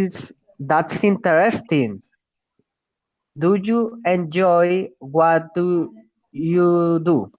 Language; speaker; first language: English; non-native, learner; Spanish